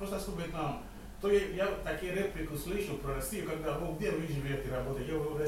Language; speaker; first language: Russian; non-native, fluent; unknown